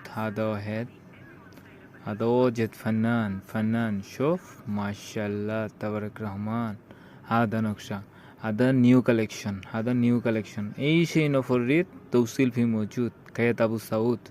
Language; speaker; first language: Arabic; non-native, learner; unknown